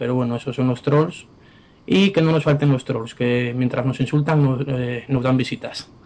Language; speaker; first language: Spanish; native; Spanish